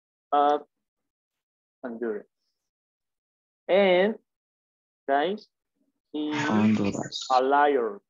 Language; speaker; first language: English; non-native, fluent; Spanish